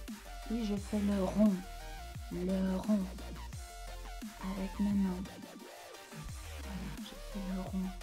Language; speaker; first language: French; non-native, fluent; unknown